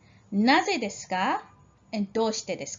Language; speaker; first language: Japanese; non-native, fluent; English